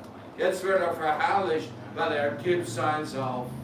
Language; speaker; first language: German; non-native, fluent; English